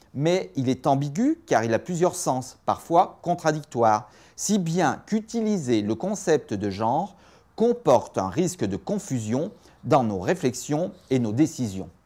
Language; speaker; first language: French; native; French